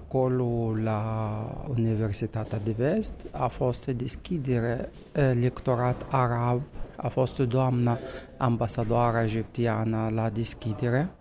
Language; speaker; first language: Romanian; non-native, fluent; Arabic